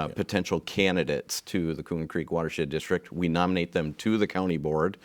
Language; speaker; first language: English; native; English